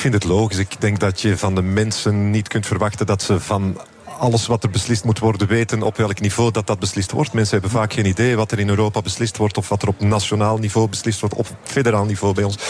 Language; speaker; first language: Dutch; native; Dutch